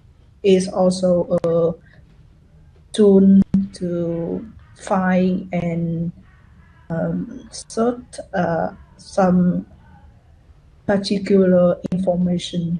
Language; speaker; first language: English; non-native, learner; Vietnamese